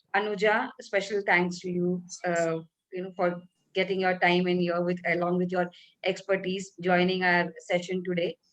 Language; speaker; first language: English; non-native, local second language; Marathi